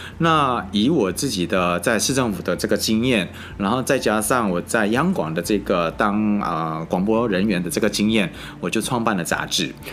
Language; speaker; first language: Chinese; non-native, fluent; Indonesian